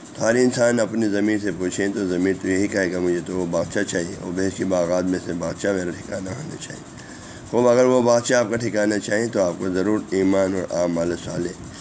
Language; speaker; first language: Urdu; non-native, local second language; Balti